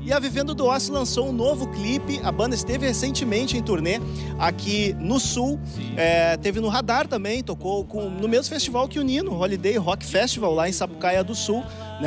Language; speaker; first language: Portuguese; native; Portuguese